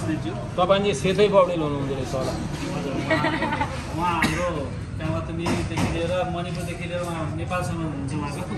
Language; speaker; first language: Nepali; early bilingual, heritage; Nepali